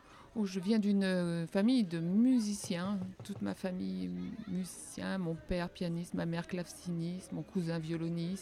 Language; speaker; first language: French; native; French